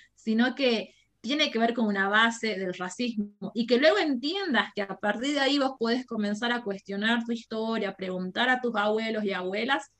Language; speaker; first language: Spanish; native; Spanish